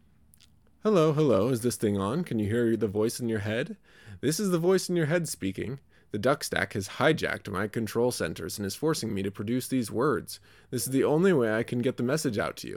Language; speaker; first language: English; native; English